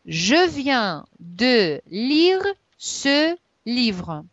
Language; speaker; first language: French; non-native, fluent; Russian